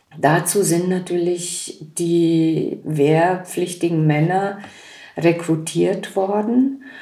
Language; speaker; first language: German; native; German